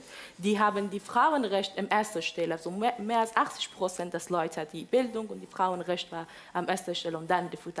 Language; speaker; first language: German; non-native, fluent; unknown